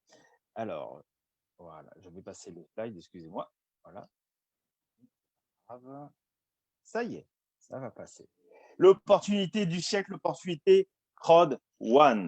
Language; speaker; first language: French; native; French